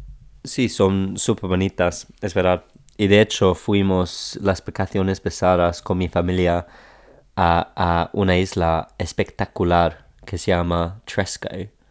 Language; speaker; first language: Spanish; non-native, fluent; English